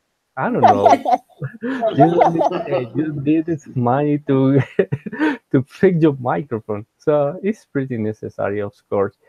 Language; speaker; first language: English; non-native, learner; Spanish